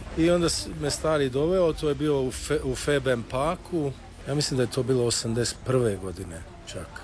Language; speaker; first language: Croatian; early bilingual, heritage; Croatian